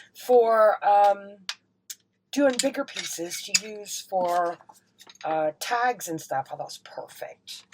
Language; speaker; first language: English; native; English